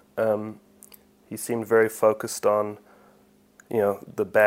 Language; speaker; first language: English; native; English